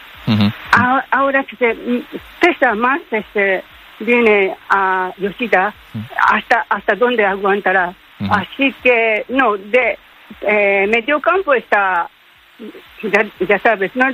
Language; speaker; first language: Spanish; non-native, learner; Japanese